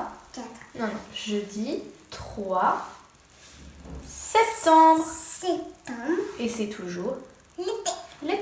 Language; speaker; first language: French; native; French